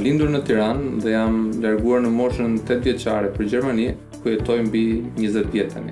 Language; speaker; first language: Albanian; early bilingual, heritage; Albanian